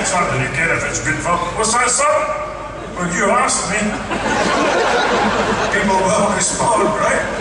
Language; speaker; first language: English; native; English